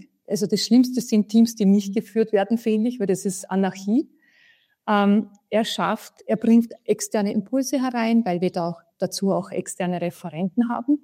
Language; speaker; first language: German; native; German